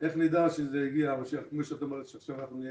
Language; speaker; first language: Hebrew; native; Hebrew